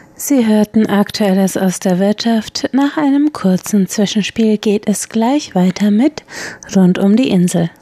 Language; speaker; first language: German; native; German